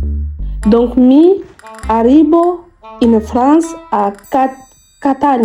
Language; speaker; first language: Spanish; non-native, learner; French